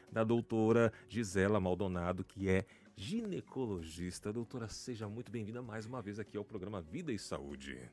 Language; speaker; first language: Portuguese; native; Portuguese